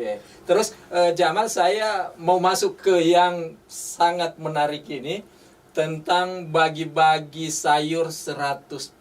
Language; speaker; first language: Indonesian; native; Indonesian